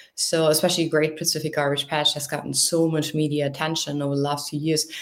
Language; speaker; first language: English; non-native, fluent; German